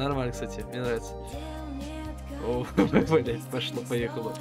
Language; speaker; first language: Russian; native; Russian